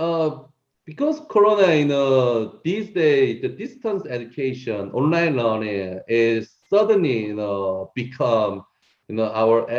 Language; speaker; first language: English; non-native, learner; Korean